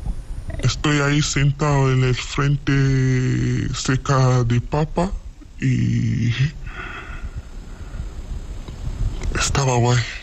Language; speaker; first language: Spanish; non-native, learner; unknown